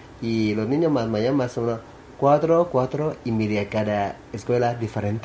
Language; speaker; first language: Spanish; non-native, learner; Thai